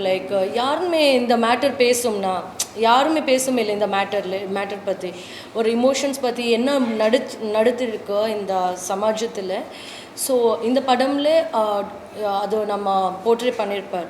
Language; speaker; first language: Tamil; non-native, learner; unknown